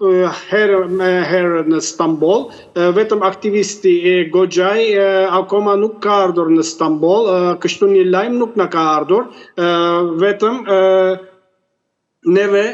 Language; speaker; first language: Albanian; early bilingual, heritage; Albanian